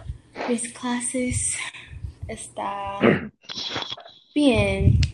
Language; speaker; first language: Spanish; non-native, learner; English